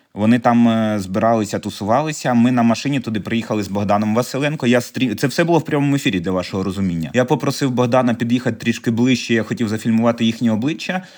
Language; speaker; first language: Ukrainian; native; Ukrainian